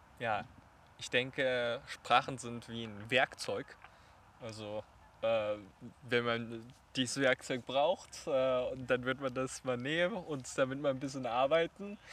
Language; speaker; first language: German; non-native, fluent; Chinese